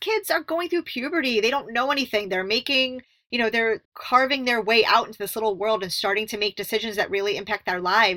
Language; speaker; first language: English; native; English